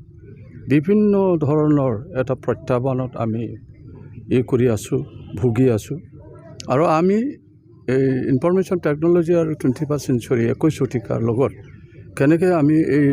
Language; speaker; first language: Assamese; non-native, local second language; Bodo